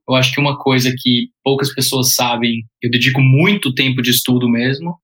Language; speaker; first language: Portuguese; early bilingual, heritage; Portuguese